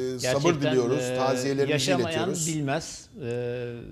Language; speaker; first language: Turkish; native; Turkish